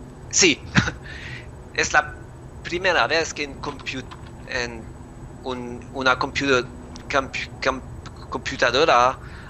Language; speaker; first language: Spanish; non-native, learner; English